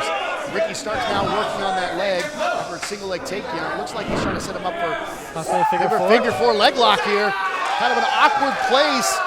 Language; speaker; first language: English; native; English